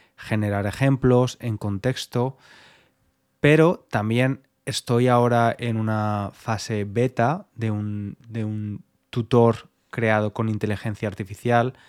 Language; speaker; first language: Spanish; native; Spanish